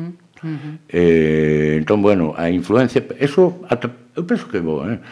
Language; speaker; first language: Galician; early bilingual, other home language; Spanish